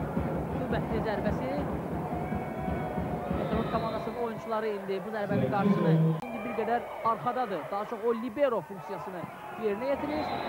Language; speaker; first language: Azerbaijani; native; Azerbaijani